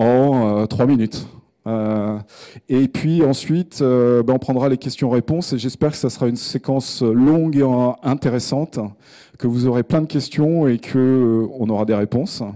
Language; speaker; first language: French; native; French